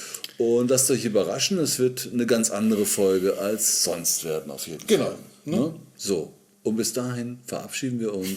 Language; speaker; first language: German; native; German